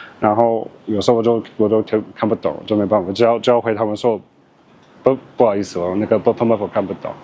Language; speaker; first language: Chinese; non-native, fluent; English